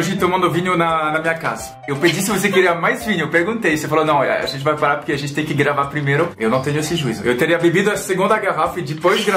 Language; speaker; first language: Portuguese; non-native, fluent; French